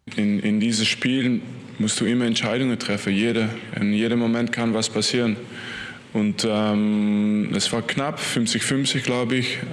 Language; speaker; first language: German; non-native, fluent; French